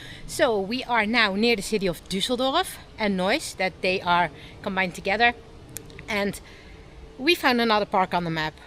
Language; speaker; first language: English; non-native, fluent; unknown